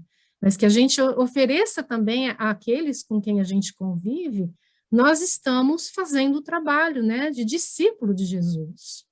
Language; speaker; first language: Portuguese; native; Portuguese